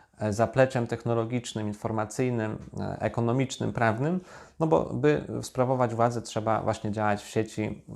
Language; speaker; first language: Polish; native; Polish